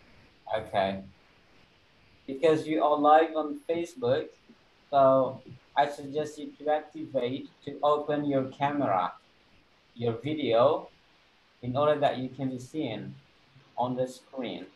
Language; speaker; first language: English; non-native, fluent; Indonesian